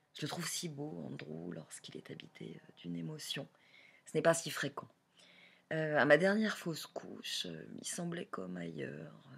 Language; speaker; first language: French; native; French